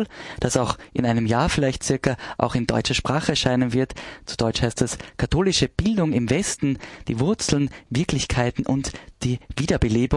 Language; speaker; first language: German; native; German